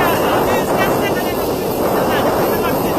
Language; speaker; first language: Swedish; native; Swedish